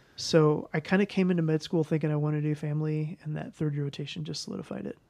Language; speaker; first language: English; native; English